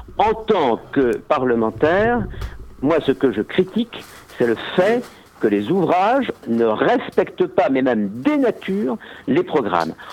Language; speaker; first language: French; native; French